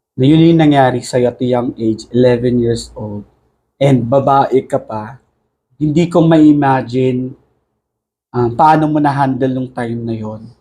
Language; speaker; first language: Filipino; native; Filipino